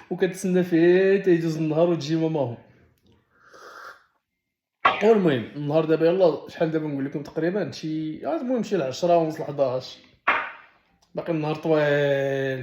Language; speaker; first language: Arabic; native; Arabic